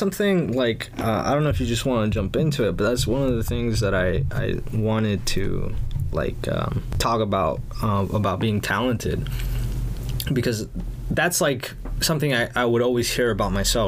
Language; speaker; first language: English; early bilingual, other home language; Spanish